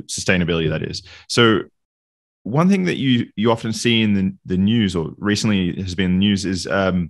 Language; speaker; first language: English; native; English